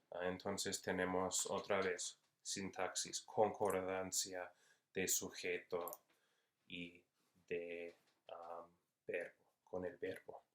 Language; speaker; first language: Spanish; non-native, fluent; English